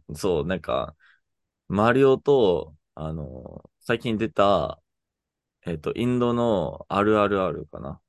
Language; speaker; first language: Japanese; non-native, fluent; English